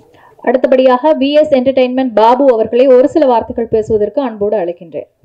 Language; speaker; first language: Tamil; native; Tamil